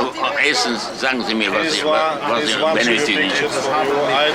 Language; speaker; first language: German; non-native, fluent; Hungarian